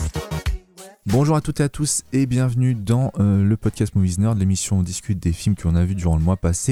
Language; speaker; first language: French; native; French